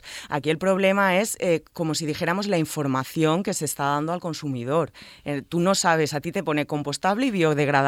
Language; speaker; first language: Spanish; native; Spanish